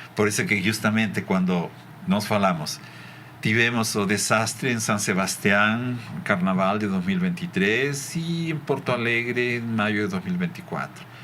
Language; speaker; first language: Portuguese; non-native, fluent; Spanish